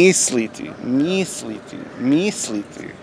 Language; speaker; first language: Slovenian; non-native, learner; English